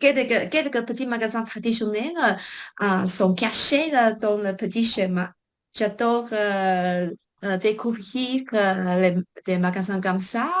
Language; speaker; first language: French; non-native, fluent; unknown